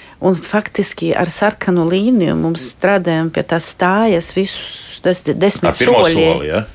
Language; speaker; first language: Latvian; non-native, local second language; Russian